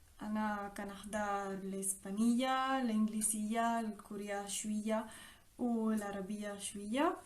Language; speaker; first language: Arabic; non-native, learner; Spanish